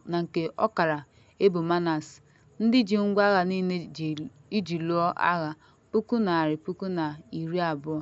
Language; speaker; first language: Igbo; native; Igbo